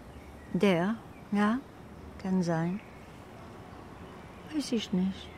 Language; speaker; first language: German; non-native, fluent; French